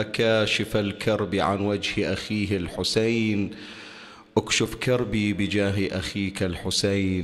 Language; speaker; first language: Arabic; native; Arabic